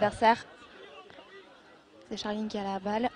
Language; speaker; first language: French; native; French